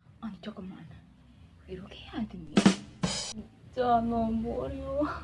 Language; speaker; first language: Korean; non-native, learner; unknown